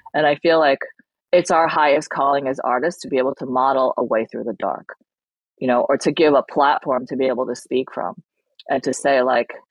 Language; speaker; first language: English; early bilingual, other home language; Chinese